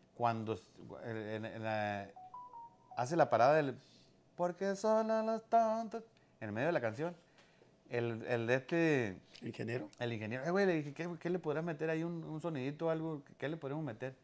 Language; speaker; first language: Spanish; native; Spanish